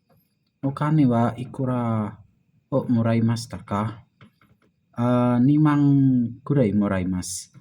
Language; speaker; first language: Japanese; non-native, learner; Indonesian